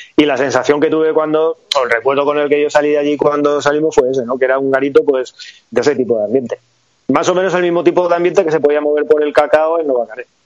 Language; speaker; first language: Spanish; native; Spanish